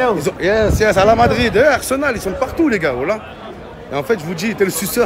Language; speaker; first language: French; native; French